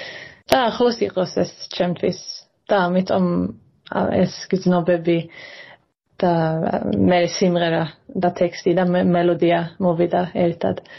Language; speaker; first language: Georgian; early bilingual, heritage; Swedish